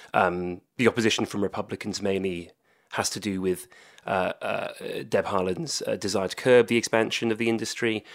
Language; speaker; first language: English; native; English